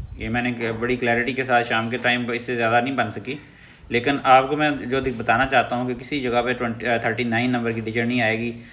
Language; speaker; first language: Urdu; non-native, local second language; Punjabi